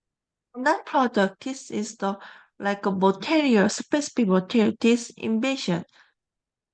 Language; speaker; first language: English; non-native, learner; Korean